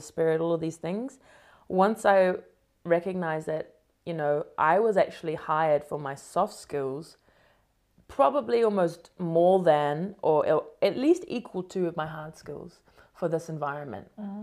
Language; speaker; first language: English; native; English